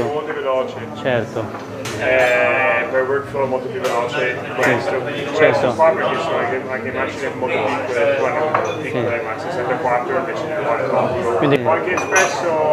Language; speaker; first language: Italian; non-native, learner; Korean